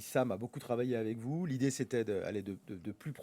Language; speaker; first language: French; native; French